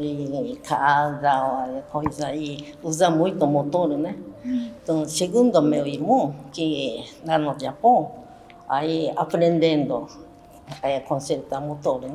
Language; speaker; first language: Portuguese; non-native, learner; Japanese